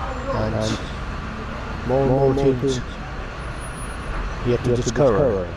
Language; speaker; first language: English; non-native, local second language; Tibetan